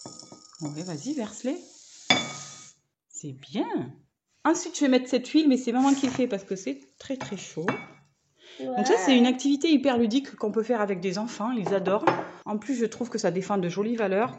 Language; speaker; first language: French; native; French